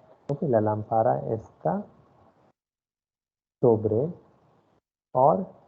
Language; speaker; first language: Spanish; non-native, fluent; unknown